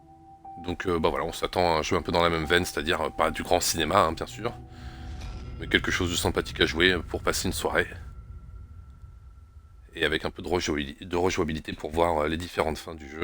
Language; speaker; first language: French; native; French